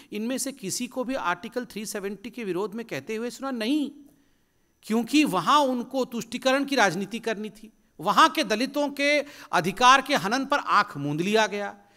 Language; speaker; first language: Hindi; native; Hindi